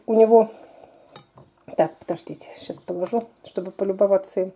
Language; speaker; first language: Russian; native; Russian